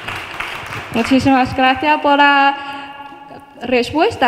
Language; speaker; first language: Spanish; non-native, fluent; Chinese